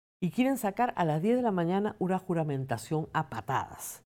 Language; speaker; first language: Spanish; native; Spanish